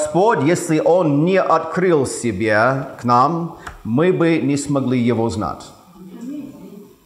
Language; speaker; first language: Russian; non-native, fluent; English